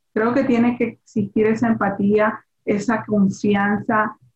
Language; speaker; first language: Spanish; native; Spanish